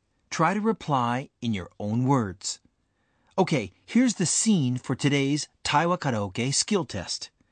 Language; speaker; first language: English; native; English